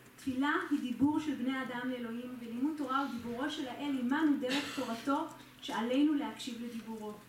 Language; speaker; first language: Hebrew; native; Hebrew